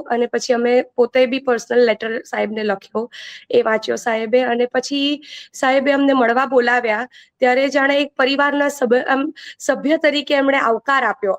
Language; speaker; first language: Gujarati; native; Gujarati